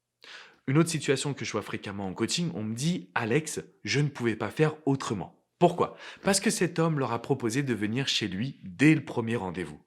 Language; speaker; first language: French; native; French